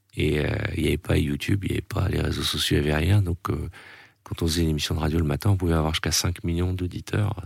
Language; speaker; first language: French; native; French